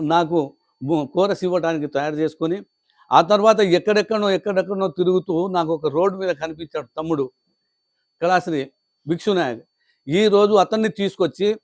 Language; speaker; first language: Telugu; non-native, local second language; Lambadi